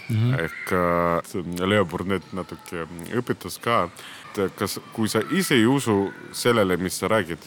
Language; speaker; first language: Estonian; non-native, local second language; Russian